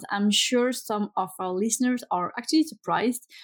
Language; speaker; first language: English; non-native, fluent; Swedish